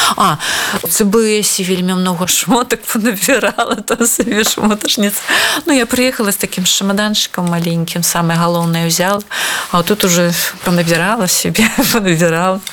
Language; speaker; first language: Belarusian; non-native, local second language; Russian